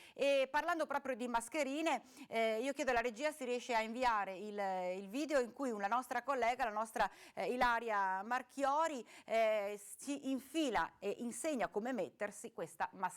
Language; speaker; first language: Italian; native; Italian